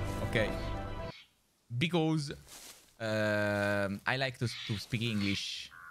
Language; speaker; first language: English; non-native, learner; Italian